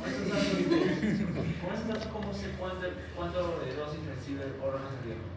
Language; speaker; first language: Spanish; native; Spanish